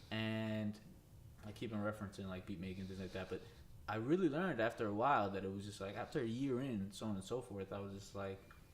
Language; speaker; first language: English; native; English